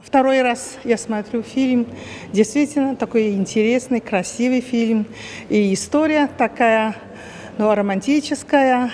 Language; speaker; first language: Russian; non-native, learner; Chinese